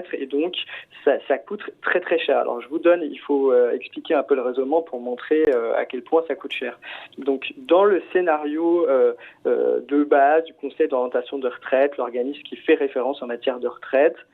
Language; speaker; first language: French; native; French